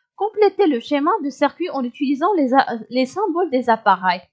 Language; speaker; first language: French; non-native, local second language; Arabic